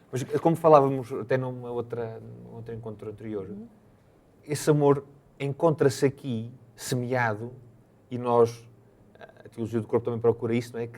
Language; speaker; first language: Portuguese; native; Portuguese